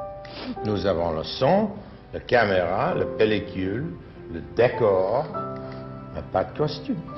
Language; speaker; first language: French; non-native, fluent; English